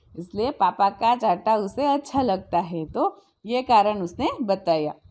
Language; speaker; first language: Hindi; non-native, local second language; Gujarati